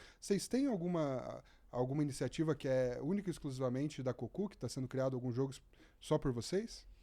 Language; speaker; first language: Portuguese; native; Portuguese